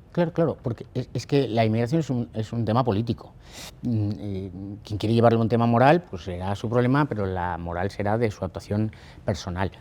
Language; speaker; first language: Spanish; native; Spanish